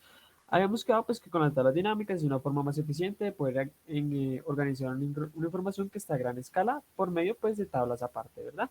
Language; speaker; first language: Spanish; native; Spanish